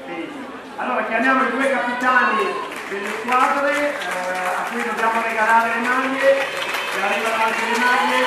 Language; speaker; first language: Italian; native; Italian